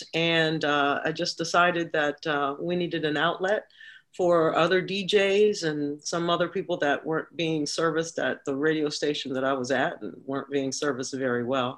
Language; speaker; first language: English; native; English